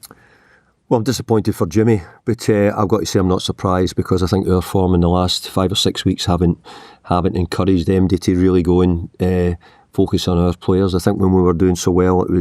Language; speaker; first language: English; native; English